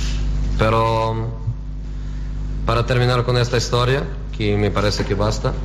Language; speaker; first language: Spanish; non-native, fluent; Portuguese